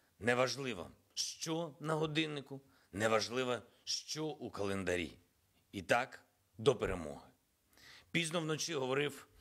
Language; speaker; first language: Ukrainian; non-native, local second language; Russian